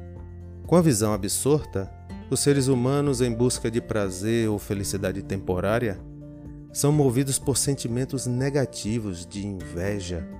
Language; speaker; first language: Portuguese; native; Portuguese